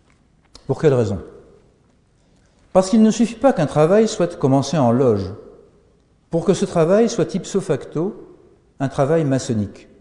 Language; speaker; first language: French; native; French